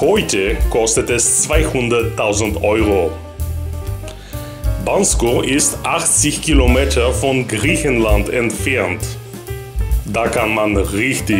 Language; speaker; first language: German; non-native, fluent; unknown